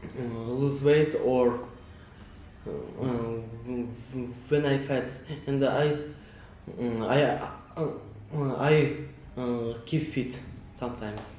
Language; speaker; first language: English; non-native, learner; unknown